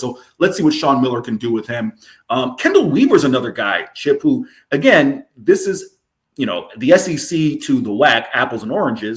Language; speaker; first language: English; native; English